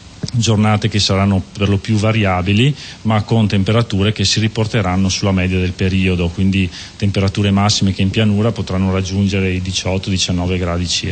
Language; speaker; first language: Italian; native; Italian